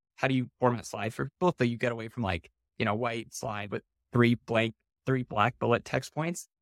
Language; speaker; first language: English; native; English